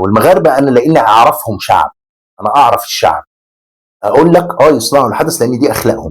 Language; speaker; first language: Arabic; native; Arabic